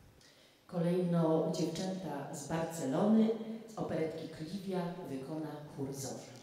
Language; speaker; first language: Polish; native; Polish